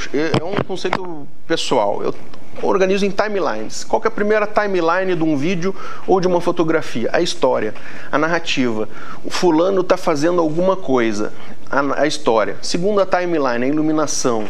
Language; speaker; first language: Portuguese; native; Portuguese